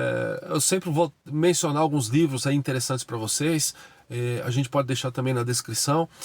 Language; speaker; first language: Portuguese; native; Portuguese